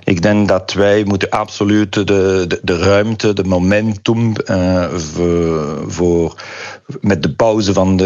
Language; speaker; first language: Dutch; non-native, local second language; French